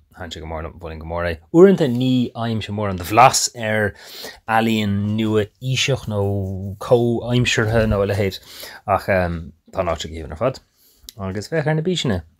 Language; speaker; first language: Irish; non-native, local second language; English